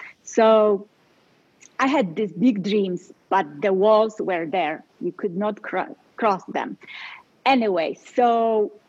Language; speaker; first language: English; non-native, fluent; Polish